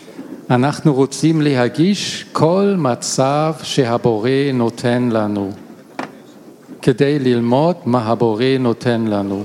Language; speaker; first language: Hebrew; non-native, learner; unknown